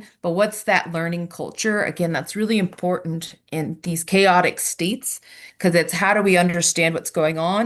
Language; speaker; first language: English; native; English